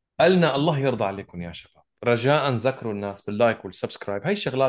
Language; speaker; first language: Arabic; native; Arabic